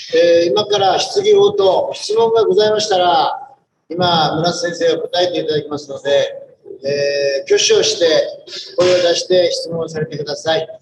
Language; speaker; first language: Japanese; native; Japanese